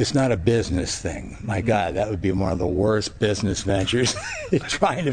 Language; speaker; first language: English; native; English